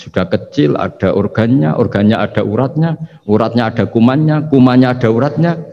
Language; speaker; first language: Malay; non-native, local second language; Javanese